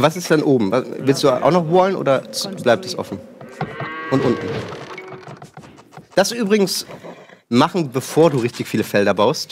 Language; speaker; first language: German; native; German